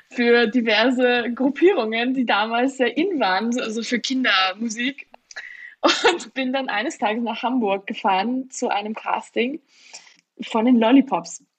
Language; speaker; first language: German; early bilingual, other home language; Georgian